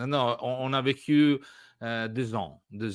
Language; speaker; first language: French; non-native, learner; Italian